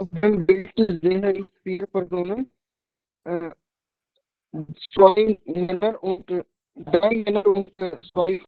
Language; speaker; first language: German; non-native, learner; Hindi